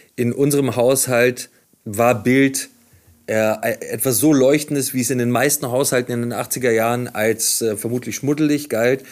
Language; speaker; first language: German; native; German